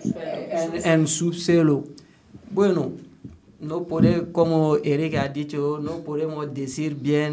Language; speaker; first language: Spanish; non-native, learner; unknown